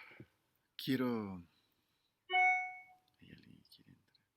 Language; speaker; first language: Spanish; non-native, fluent; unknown